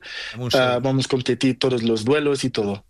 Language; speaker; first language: Spanish; non-native, learner; Portuguese